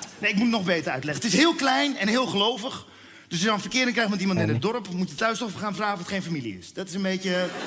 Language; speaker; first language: Dutch; early bilingual, other home language; Spanish